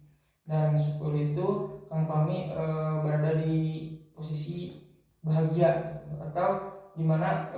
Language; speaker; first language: Indonesian; native; Indonesian